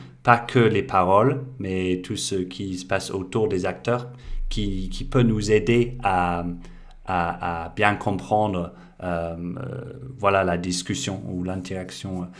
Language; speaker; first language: French; non-native, fluent; English